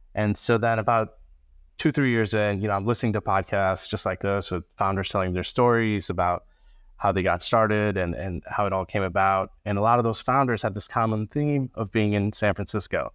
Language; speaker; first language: English; early bilingual, other home language; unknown